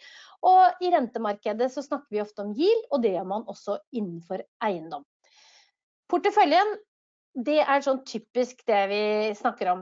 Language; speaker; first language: Norwegian; native; Norwegian